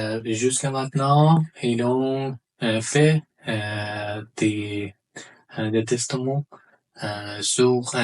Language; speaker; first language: French; non-native, learner; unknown